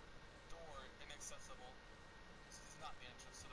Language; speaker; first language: English; native; English